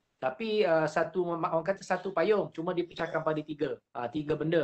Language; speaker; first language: Malay; native; Malay